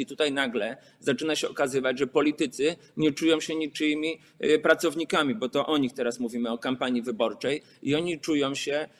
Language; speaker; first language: Polish; native; Polish